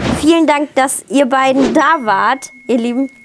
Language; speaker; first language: German; native; German